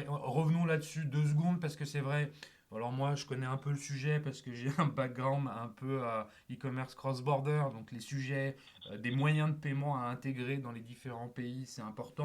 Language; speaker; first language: French; native; French